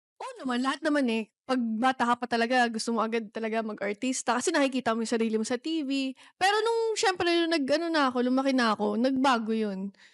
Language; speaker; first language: Filipino; native; Filipino